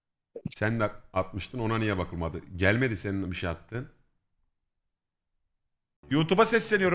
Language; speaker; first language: Turkish; native; Turkish